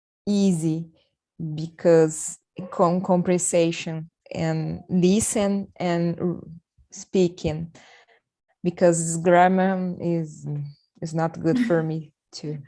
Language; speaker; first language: English; non-native, learner; Portuguese